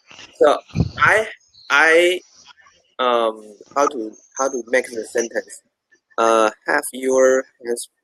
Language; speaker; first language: English; non-native, learner; Chinese